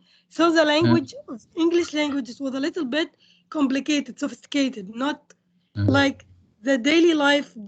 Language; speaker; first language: English; non-native, fluent; Indonesian